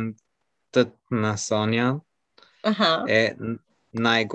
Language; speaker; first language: Bulgarian; non-native, learner; French